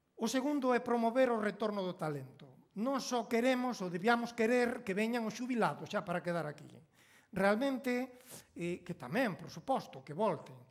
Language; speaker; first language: Galician; native; Galician